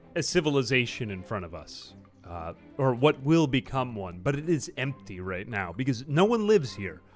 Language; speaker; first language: English; native; English